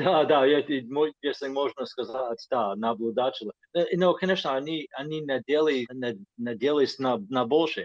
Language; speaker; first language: Russian; non-native, fluent; English